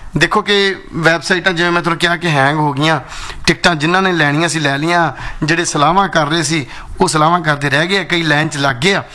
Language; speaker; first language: Punjabi; native; Punjabi